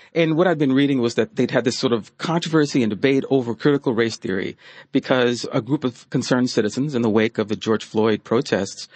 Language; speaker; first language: English; native; English